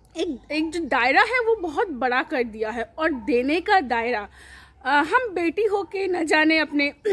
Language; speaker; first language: Hindi; native; Hindi